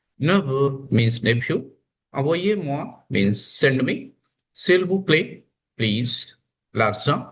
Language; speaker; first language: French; non-native, fluent; Hindi